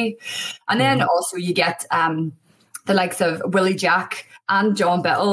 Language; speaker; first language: English; native; English